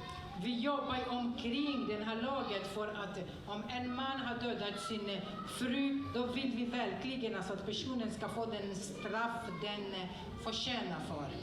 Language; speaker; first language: Swedish; non-native, fluent; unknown